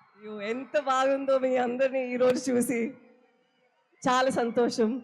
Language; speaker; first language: Telugu; non-native, fluent; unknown